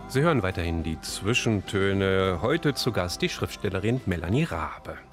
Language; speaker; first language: German; native; German